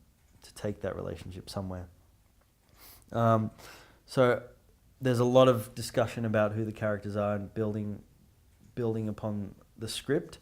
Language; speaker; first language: English; native; English